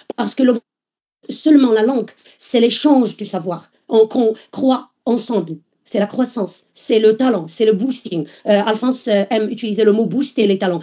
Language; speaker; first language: French; non-native, local second language; Arabic